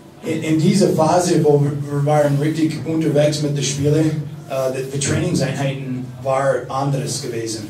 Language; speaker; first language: German; non-native, fluent; English